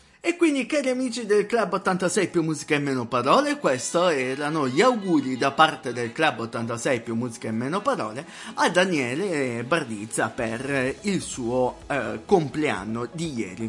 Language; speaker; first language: Italian; native; Italian